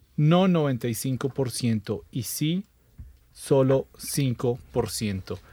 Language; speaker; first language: Spanish; native; Spanish